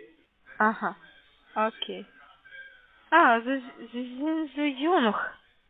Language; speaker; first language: German; non-native, learner; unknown